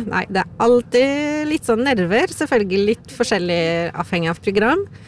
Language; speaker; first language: Norwegian; non-native, fluent; Polish